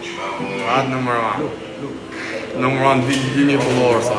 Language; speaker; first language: English; non-native, learner; Albanian